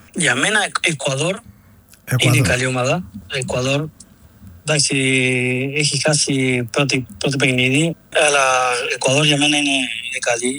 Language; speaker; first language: Greek; non-native, learner; Spanish